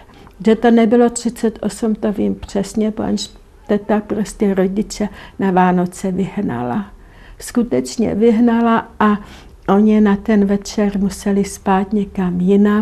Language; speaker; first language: Czech; non-native, local second language; German